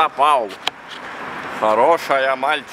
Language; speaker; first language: Russian; non-native, local second language; Latvian